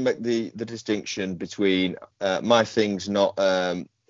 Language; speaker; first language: English; native; English